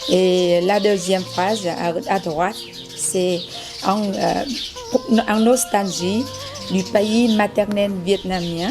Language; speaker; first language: French; non-native, fluent; Vietnamese